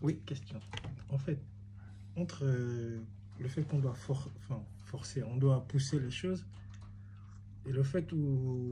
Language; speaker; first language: French; native; French